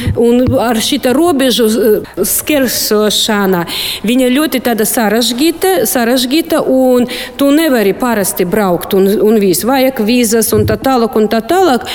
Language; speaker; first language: Latvian; non-native, local second language; Russian